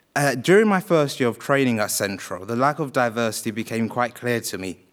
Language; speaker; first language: English; native; English